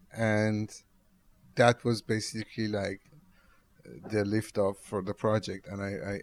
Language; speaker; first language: English; non-native, fluent; Persian